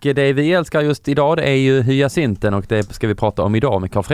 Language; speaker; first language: Swedish; native; Swedish